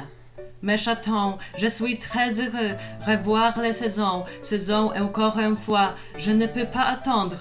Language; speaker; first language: French; non-native, learner; Polish